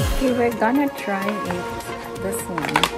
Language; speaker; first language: English; non-native, learner; Filipino